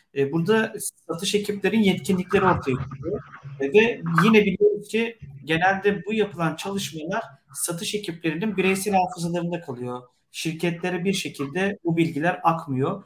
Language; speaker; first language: Turkish; native; Turkish